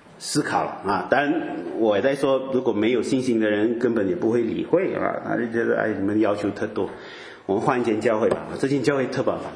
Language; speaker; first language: Chinese; native; Chinese